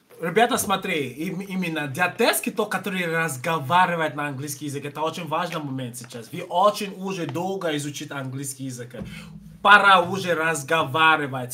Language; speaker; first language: Russian; non-native, learner; English